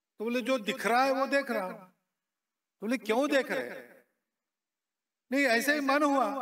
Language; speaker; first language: Hindi; non-native, local second language; Marathi